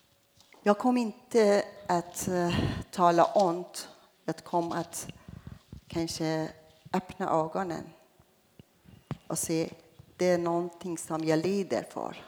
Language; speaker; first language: Swedish; non-native, fluent; Persian